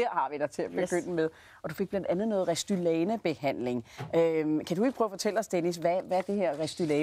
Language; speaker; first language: Danish; native; Danish